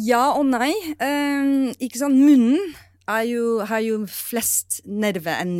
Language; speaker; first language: Norwegian; non-native, fluent; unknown